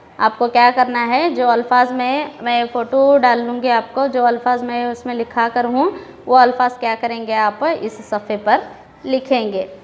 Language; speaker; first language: Hindi; native; Hindi